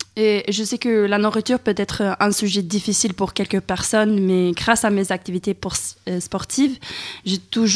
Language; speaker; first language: French; non-native, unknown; Swedish